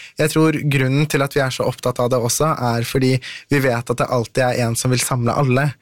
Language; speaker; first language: Norwegian; early bilingual, other home language; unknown